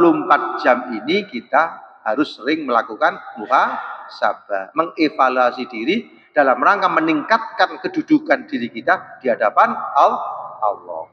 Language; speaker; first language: Indonesian; non-native, local second language; Javanese